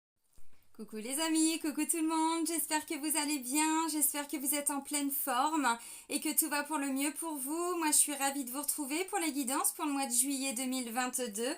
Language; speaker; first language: French; native; French